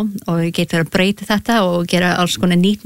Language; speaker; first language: Icelandic; non-native, learner; English